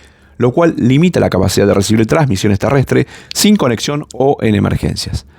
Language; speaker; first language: Spanish; native; Spanish